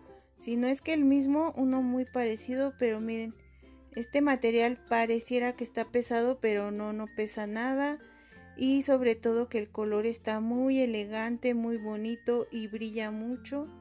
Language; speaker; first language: Spanish; native; Spanish